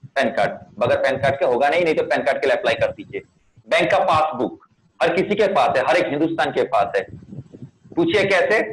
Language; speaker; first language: Hindi; non-native, local second language; Bangla